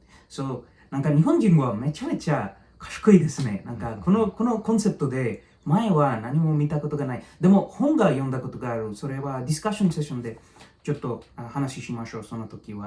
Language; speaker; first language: Japanese; non-native, learner; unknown